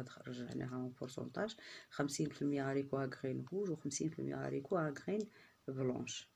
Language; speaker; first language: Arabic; native; Arabic